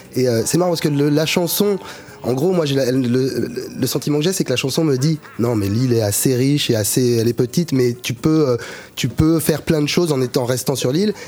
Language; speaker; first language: French; native; French